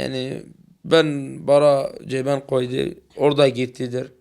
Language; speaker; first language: Turkish; non-native, learner; Arabic